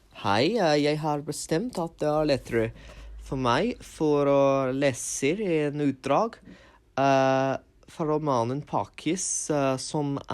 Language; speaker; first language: Norwegian; non-native, learner; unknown